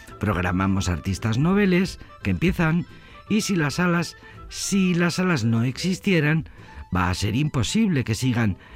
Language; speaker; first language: Spanish; native; Spanish